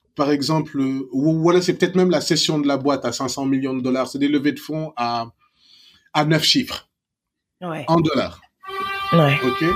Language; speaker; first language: French; non-native, local second language; Wolof